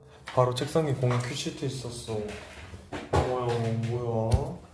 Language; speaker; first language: Korean; native; Korean